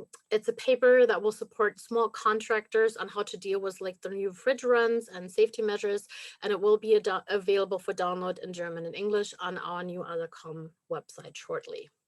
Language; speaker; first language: English; non-native, fluent; German